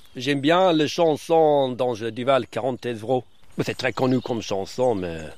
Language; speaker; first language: French; non-native, fluent; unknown